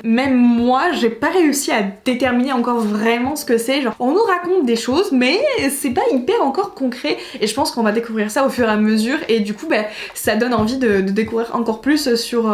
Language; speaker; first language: French; native; French